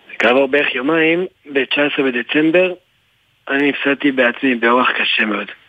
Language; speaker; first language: Hebrew; early bilingual, other home language; French